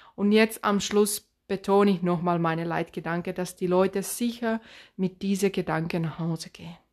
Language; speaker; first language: German; non-native, fluent; Finnish